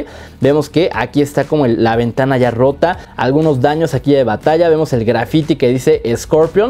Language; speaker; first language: Spanish; native; Spanish